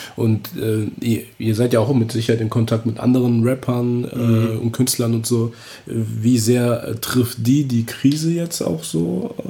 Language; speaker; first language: German; native; German